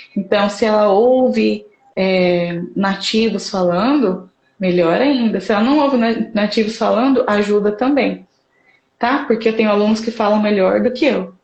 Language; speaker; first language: Portuguese; native; Portuguese